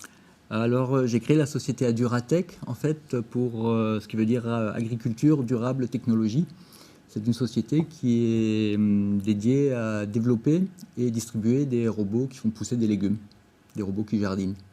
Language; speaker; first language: French; native; French